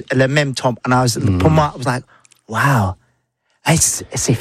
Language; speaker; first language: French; non-native, learner; English